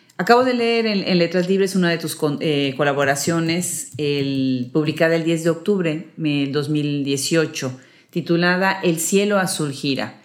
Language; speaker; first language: Spanish; native; Spanish